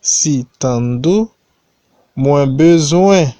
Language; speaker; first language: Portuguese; non-native, fluent; Haitian Creole